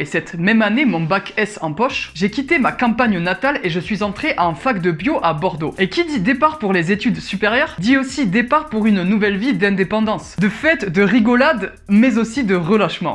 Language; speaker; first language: French; native; French